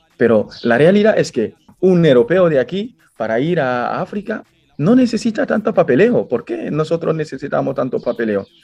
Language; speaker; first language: Spanish; non-native, fluent; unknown